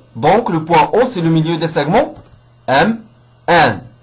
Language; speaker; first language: French; non-native, local second language; Arabic